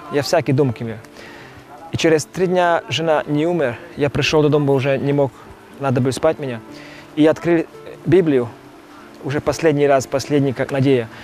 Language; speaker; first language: Russian; non-native, local second language; Romany